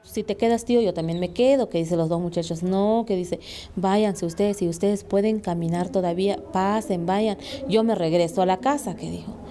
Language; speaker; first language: Spanish; native; Spanish